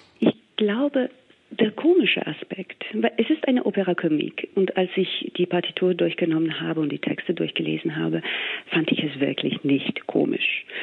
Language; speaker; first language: German; non-native, fluent; English